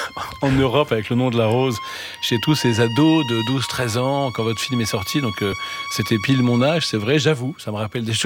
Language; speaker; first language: French; native; French